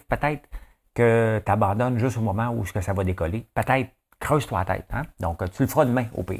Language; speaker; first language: French; native; French